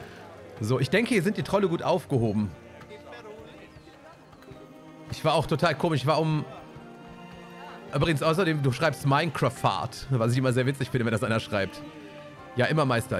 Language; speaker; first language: German; native; German